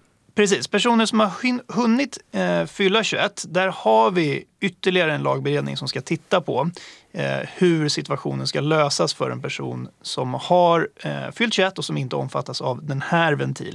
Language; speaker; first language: Swedish; native; Swedish